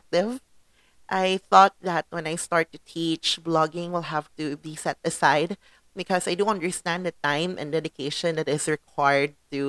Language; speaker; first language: English; non-native, local second language; Cebuano